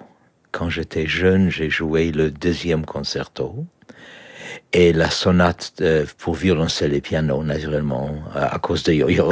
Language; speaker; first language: French; non-native, learner; Polish